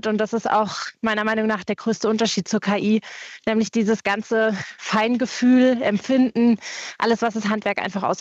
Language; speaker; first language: German; native; German